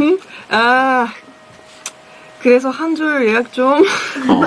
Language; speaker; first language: Korean; non-native, fluent; Russian